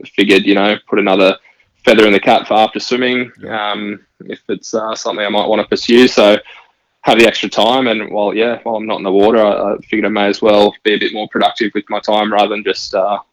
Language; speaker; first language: English; native; English